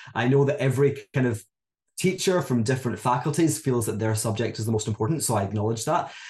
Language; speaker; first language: English; native; English